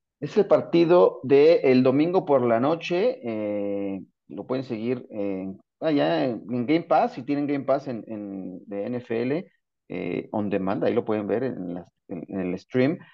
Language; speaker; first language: Spanish; native; Spanish